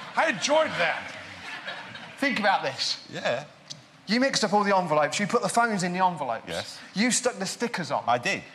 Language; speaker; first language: English; native; English